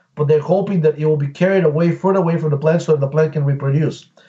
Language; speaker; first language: English; non-native, fluent; Bulgarian